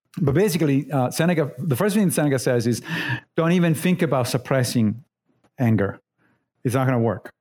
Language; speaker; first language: English; non-native, fluent; Italian